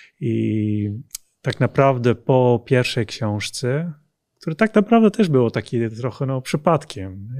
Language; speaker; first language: Polish; non-native, fluent; Dutch